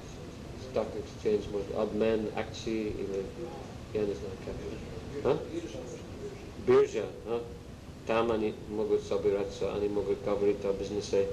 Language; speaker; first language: Russian; non-native, learner; English